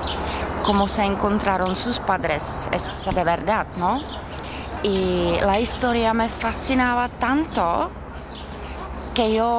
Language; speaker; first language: Spanish; non-native, fluent; Czech